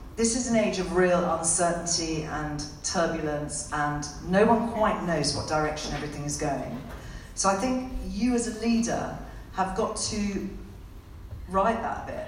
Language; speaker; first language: English; native; English